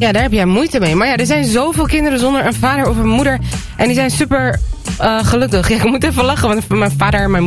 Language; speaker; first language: Dutch; native; Dutch